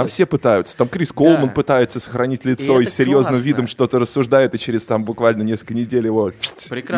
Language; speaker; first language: Russian; native; Russian